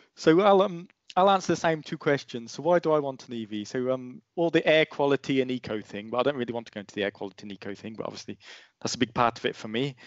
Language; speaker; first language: English; native; English